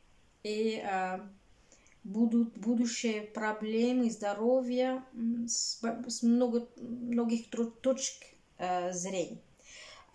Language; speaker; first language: Russian; non-native, learner; Bulgarian